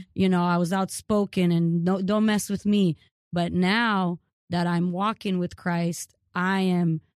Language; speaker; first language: English; early bilingual, other home language; Ukrainian